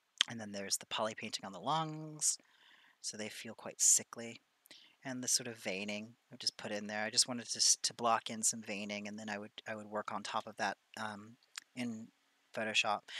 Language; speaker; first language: English; native; English